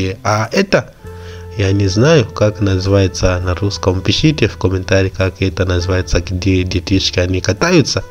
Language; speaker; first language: Russian; non-native, learner; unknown